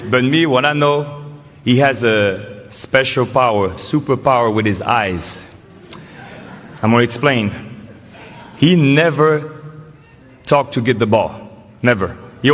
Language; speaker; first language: English; non-native, fluent; French